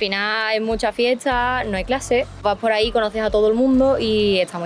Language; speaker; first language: Spanish; native; Spanish